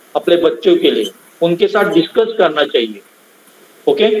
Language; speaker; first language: Hindi; non-native, local second language; Marathi